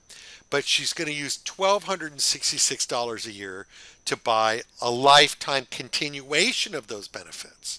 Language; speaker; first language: English; native; English